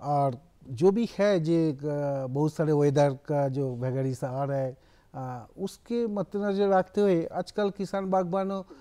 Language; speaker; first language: Hindi; non-native, local second language; Bangla